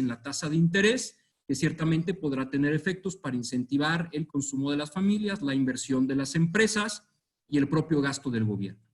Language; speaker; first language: Spanish; native; Spanish